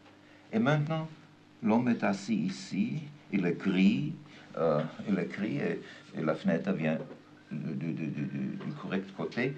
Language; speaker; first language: French; non-native, fluent; German